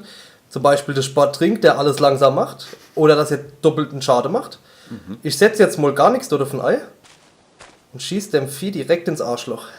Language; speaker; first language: German; native; German